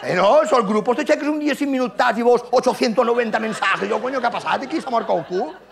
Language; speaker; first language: Spanish; non-native, local second language; Catalan